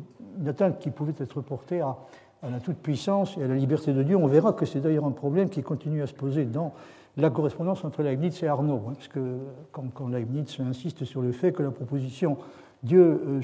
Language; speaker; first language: French; native; French